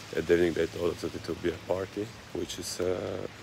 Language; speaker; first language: English; non-native, fluent; Bulgarian